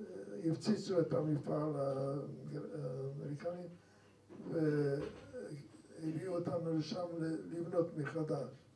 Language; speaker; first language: Hebrew; non-native, fluent; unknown